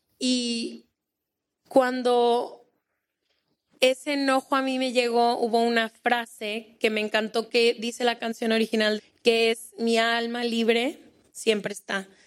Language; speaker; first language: Spanish; native; Spanish